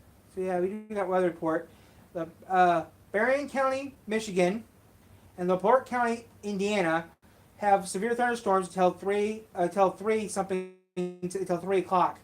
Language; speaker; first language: English; native; English